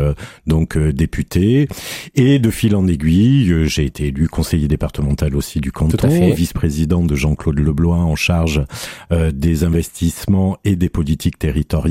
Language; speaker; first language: French; native; French